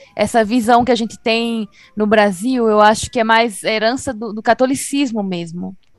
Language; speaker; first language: Portuguese; native; Portuguese